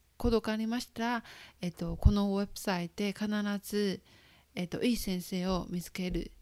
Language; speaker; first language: Japanese; non-native, fluent; Chinese